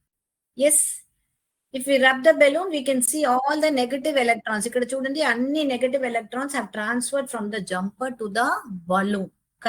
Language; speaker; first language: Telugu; non-native, learner; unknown